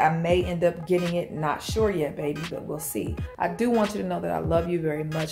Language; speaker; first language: English; native; English